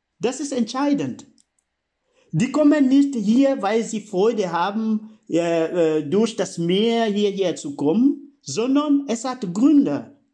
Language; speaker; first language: German; non-native, fluent; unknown